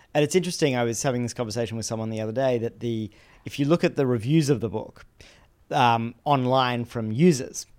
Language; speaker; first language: English; native; English